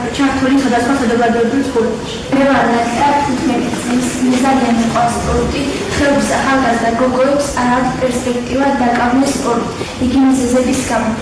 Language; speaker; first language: Georgian; non-native, local second language; Chechen